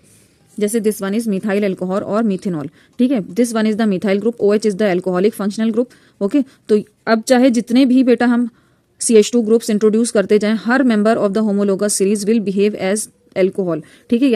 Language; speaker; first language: Hindi; native; Hindi